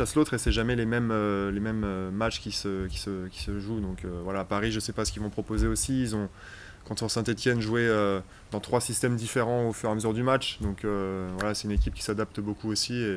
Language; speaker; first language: French; native; French